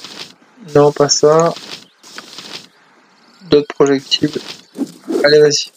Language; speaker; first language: French; native; French